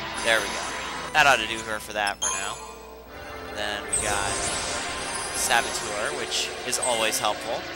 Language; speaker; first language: English; native; English